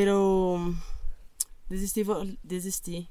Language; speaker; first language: Spanish; non-native, fluent; Portuguese